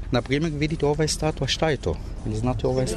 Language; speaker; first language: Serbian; non-native, learner; Arabic